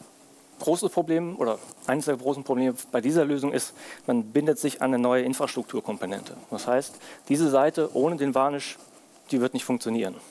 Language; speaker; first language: German; native; German